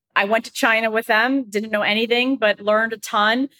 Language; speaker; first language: English; native; English